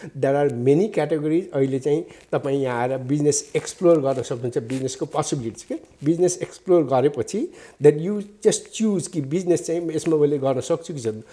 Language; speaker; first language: Nepali; native; Nepali